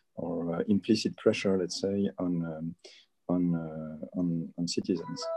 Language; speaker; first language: English; early bilingual, other home language; Spanish